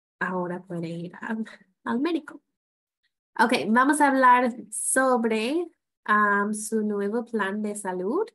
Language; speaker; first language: Spanish; non-native, fluent; English